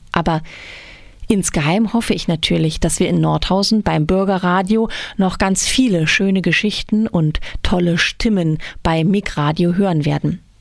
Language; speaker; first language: German; native; German